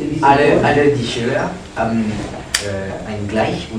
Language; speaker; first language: German; non-native, learner; French